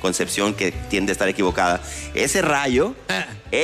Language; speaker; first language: Spanish; native; Spanish